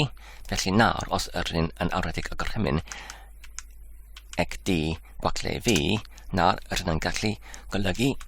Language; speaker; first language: Welsh; non-native, learner; English